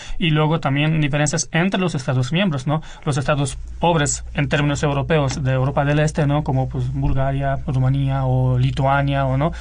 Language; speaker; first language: Spanish; non-native, fluent; Romanian